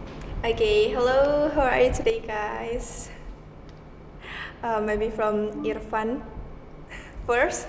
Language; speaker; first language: English; non-native, learner; Indonesian